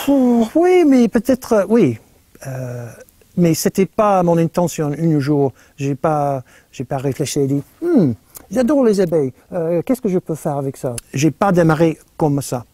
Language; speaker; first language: French; non-native, fluent; English